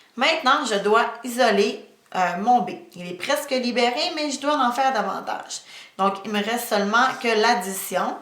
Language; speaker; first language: French; native; French